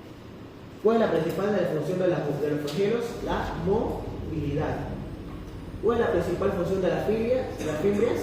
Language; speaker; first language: Spanish; native; Spanish